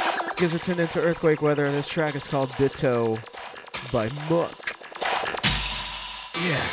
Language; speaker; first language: English; native; English